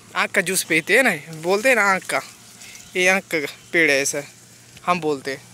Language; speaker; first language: Hindi; non-native, local second language; Bangla